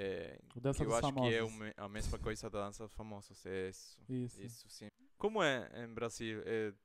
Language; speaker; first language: Portuguese; non-native, fluent; Spanish